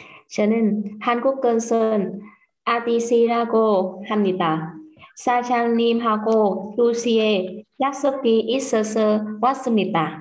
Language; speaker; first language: Korean; non-native, learner; Vietnamese